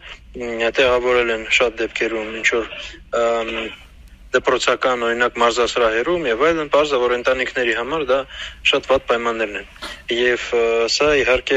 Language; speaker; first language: Armenian; native; Armenian